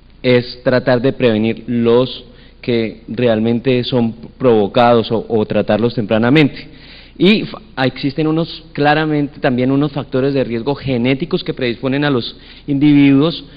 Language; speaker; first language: Spanish; native; Spanish